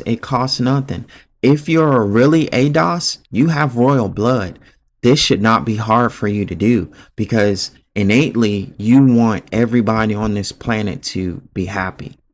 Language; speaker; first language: English; native; English